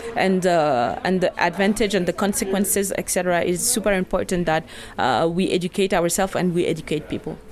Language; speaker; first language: English; non-native, fluent; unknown